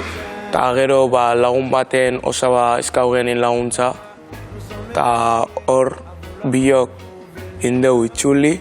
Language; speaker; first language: Basque; non-native, learner; Wolof